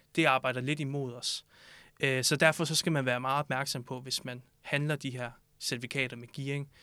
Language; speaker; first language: Danish; native; Danish